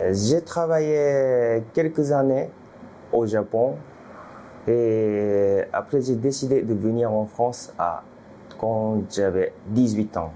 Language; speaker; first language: French; non-native, fluent; Japanese